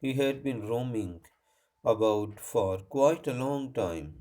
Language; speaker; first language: English; non-native, local second language; Hindi